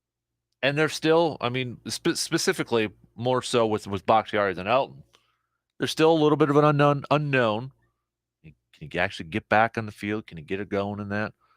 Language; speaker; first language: English; native; English